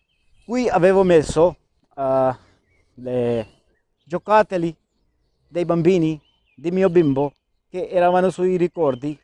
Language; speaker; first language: Italian; non-native, learner; Urdu